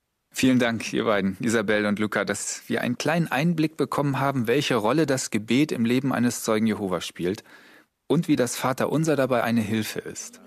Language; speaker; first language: German; native; German